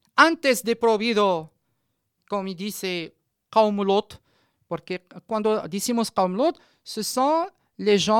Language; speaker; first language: Spanish; non-native, learner; Arabic